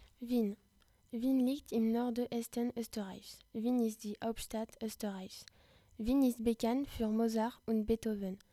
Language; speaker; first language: German; non-native, learner; French